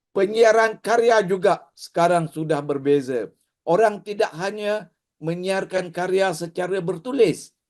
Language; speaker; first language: Malay; native; Malay